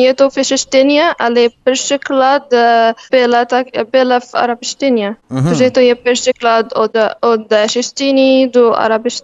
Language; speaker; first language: Czech; non-native, learner; Arabic